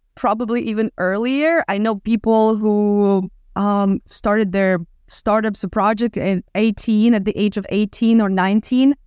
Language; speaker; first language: English; non-native, fluent; Russian